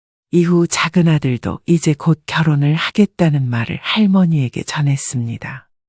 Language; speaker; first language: Korean; native; Korean